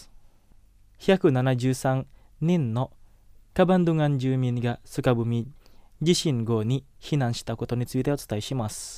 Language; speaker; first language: Japanese; non-native, fluent; Indonesian